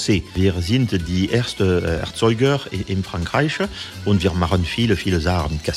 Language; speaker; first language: German; non-native, learner; French